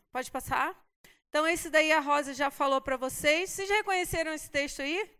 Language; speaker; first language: Portuguese; native; Portuguese